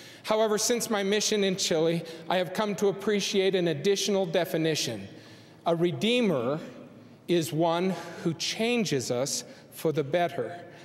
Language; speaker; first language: English; native; English